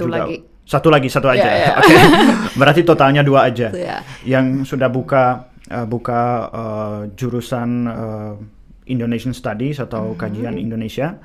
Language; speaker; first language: Indonesian; non-native, fluent; Czech